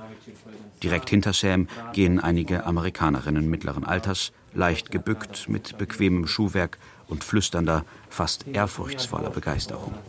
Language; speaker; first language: German; early bilingual, other home language; Bosnian